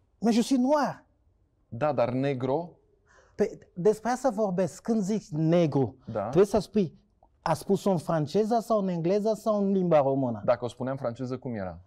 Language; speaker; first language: Romanian; non-native, fluent; French